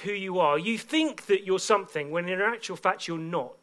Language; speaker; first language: English; native; English